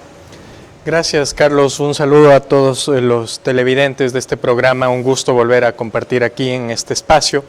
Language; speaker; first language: Spanish; native; Spanish